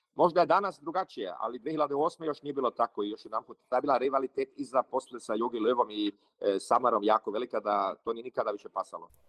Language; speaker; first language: Croatian; early bilingual, heritage; Croatian